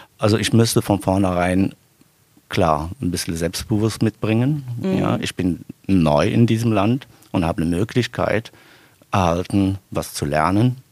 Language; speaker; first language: German; non-native, fluent; Arabic